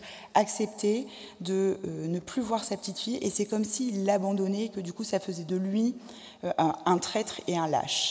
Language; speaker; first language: French; native; French